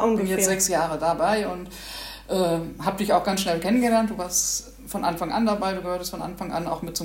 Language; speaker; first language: German; native; German